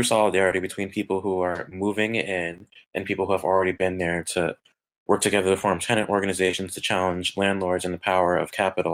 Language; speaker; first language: English; native; English